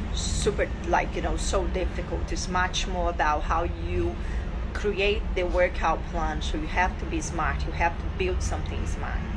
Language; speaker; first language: English; non-native, fluent; Portuguese